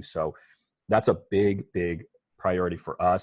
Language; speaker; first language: English; native; English